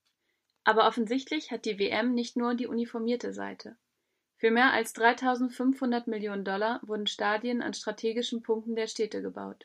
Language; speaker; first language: German; native; German